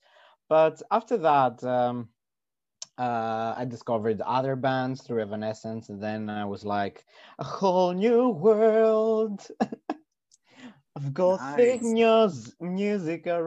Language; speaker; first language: English; non-native, fluent; Greek